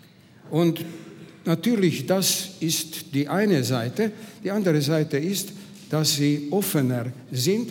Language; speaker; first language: German; non-native, fluent; Hungarian